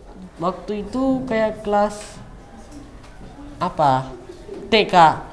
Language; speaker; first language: Indonesian; early bilingual, other home language; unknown